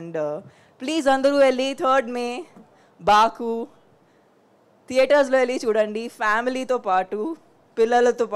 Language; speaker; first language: Telugu; non-native, fluent; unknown